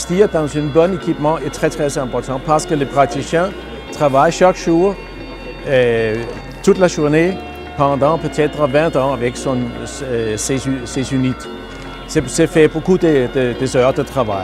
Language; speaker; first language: French; non-native, learner; Danish